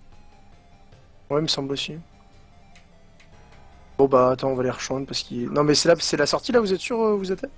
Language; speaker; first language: French; native; French